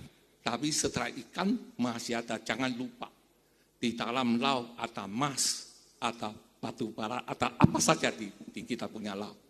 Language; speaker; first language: Indonesian; non-native, fluent; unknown